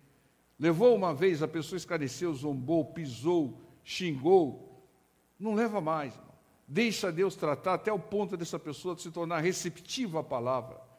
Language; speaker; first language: Portuguese; native; Portuguese